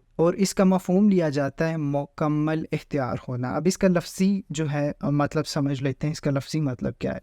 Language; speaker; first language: Urdu; native; Urdu